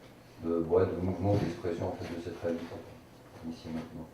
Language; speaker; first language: French; native; French